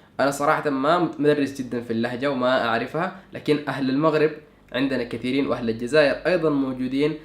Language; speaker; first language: Arabic; native; Arabic